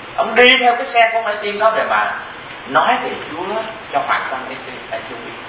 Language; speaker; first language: Vietnamese; early bilingual, heritage; Vietnamese